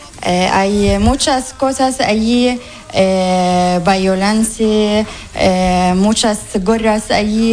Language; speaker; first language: Spanish; non-native, learner; Arabic